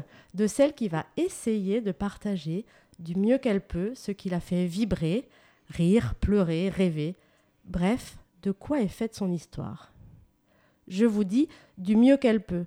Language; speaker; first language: French; native; French